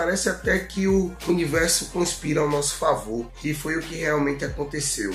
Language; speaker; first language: Portuguese; native; Portuguese